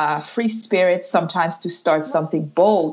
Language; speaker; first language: English; non-native, fluent; French